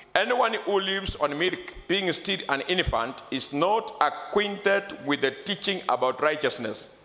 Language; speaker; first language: English; non-native, local second language; Gusii